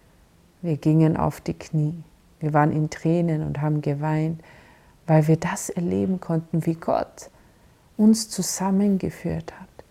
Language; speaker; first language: German; non-native, fluent; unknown